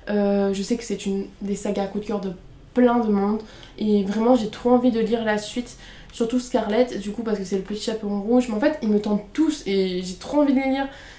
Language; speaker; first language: French; native; French